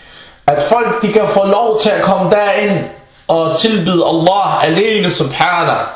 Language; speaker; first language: Danish; early bilingual, other home language; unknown